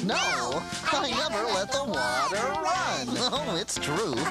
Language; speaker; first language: English; native; English